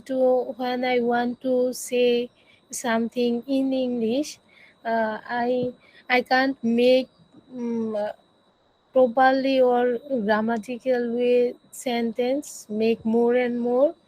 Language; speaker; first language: English; non-native, learner; Bangla